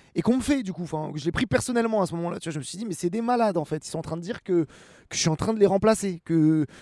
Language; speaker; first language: French; native; French